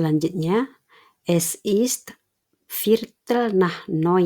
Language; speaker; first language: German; non-native, fluent; Indonesian